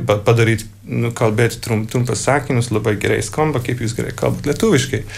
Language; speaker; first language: Lithuanian; non-native, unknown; Hungarian